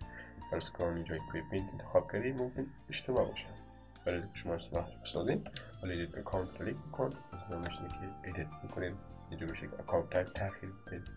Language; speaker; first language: Persian; native; Persian